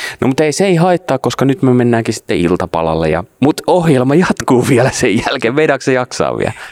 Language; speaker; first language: Finnish; native; Finnish